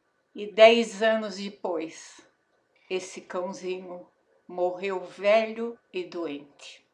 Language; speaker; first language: Portuguese; native; Portuguese